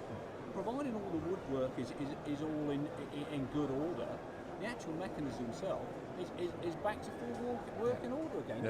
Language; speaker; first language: English; native; English